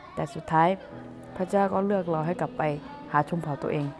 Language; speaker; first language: Thai; non-native, local second language; Akha